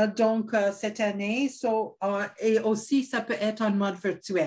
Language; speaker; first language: French; non-native, fluent; English